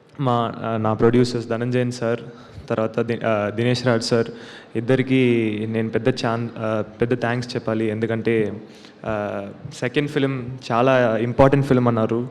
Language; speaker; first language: Telugu; non-native, learner; Tamil